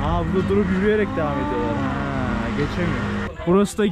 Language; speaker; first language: Turkish; native; Turkish